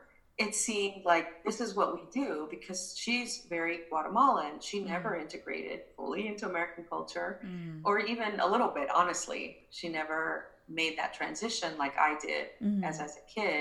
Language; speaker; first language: English; early bilingual, other home language; Spanish